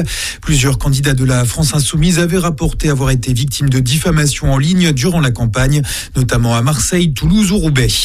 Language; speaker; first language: French; native; French